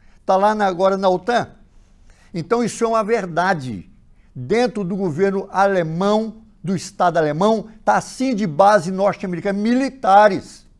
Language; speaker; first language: Portuguese; native; Portuguese